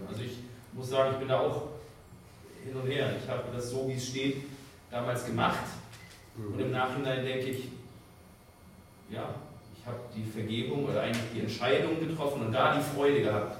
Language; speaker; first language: German; native; German